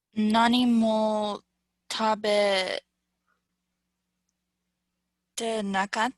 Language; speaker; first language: Japanese; non-native, learner; English